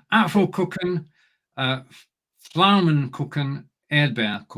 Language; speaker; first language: German; non-native, learner; English